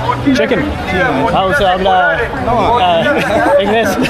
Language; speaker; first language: Spanish; non-native, learner; English